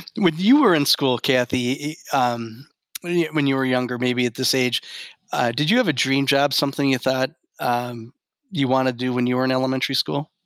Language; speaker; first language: English; native; English